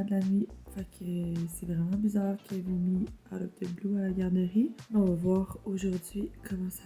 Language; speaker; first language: French; native; French